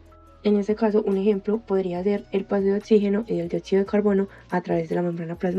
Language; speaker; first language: Spanish; native; Spanish